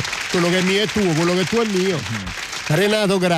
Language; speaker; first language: Italian; native; Italian